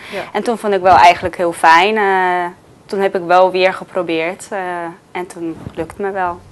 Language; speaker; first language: Dutch; non-native, fluent; Polish